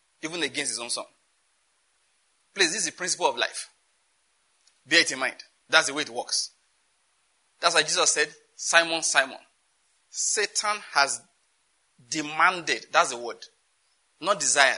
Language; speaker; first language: English; non-native, local second language; Yoruba